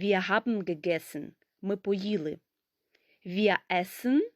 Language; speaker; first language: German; non-native, fluent; Ukrainian